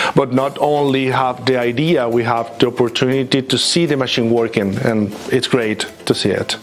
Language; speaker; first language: English; non-native, fluent; Spanish